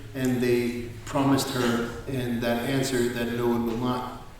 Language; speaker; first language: English; non-native, fluent; Danish